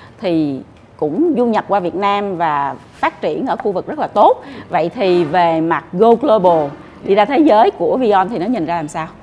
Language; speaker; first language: Vietnamese; native; Vietnamese